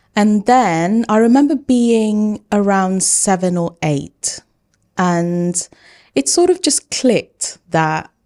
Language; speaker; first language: English; early bilingual, other home language; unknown